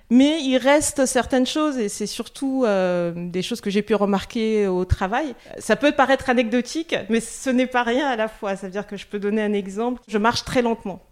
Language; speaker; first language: French; non-native, local second language; Russian